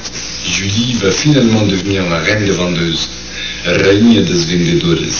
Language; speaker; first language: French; non-native, fluent; Portuguese